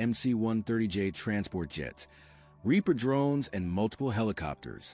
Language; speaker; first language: English; native; English